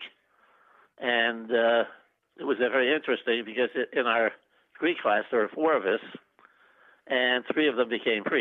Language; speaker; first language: English; native; English